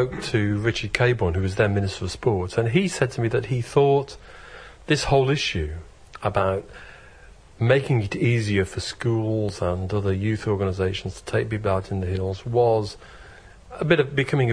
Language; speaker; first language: English; native; English